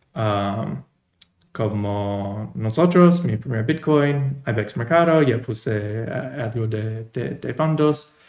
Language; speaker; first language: Spanish; non-native, fluent; English